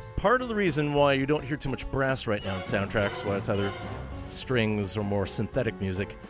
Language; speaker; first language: English; native; English